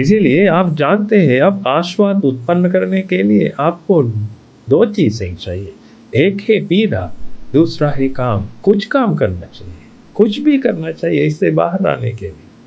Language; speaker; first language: Hindi; non-native, fluent; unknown